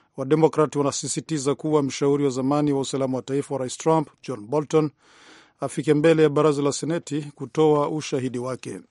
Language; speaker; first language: Swahili; non-native, local second language; Rundi